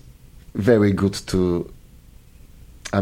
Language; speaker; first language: English; non-native, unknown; Polish